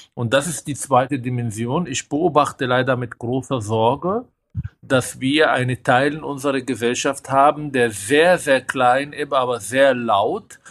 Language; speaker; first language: German; non-native, fluent; Hebrew